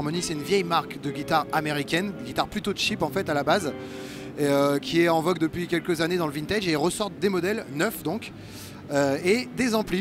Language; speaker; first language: French; native; French